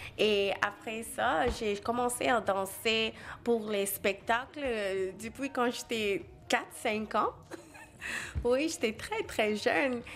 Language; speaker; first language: French; non-native, local second language; Bangla